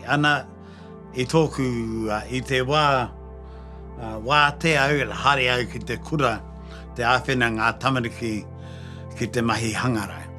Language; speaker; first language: Māori; native; Māori